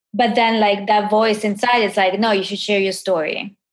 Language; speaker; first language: English; non-native, fluent; Italian